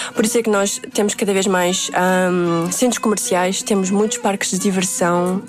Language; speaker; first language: Portuguese; early bilingual, other home language; Uzbek